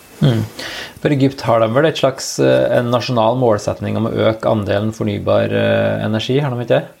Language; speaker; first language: Norwegian; native; Norwegian